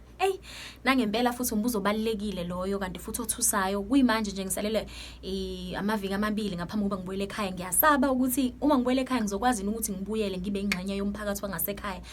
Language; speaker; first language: Zulu; native; Zulu